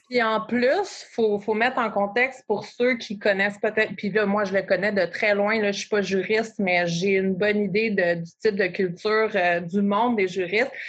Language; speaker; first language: French; native; French